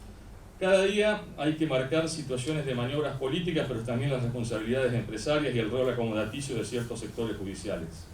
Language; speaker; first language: Spanish; native; Spanish